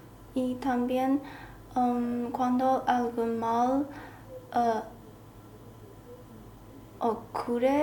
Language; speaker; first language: Spanish; non-native, learner; Chinese